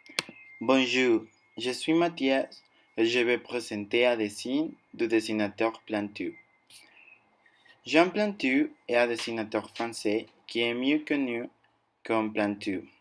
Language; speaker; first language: French; non-native, learner; Spanish